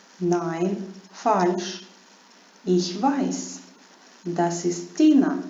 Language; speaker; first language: German; non-native, fluent; Ukrainian